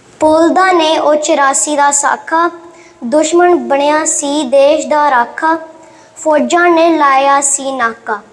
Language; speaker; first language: Punjabi; early bilingual, heritage; Punjabi